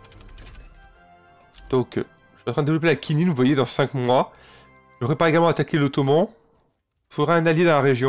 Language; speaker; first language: French; native; French